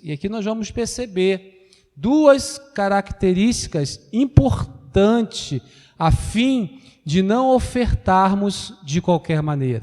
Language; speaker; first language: Portuguese; native; Portuguese